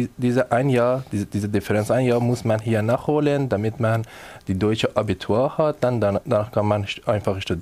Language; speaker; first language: German; non-native, learner; Persian